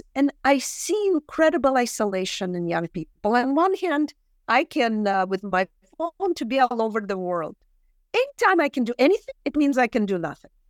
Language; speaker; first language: English; non-native, fluent; Russian